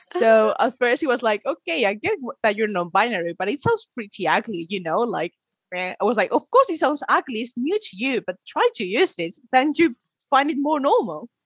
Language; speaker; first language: English; non-native, fluent; Spanish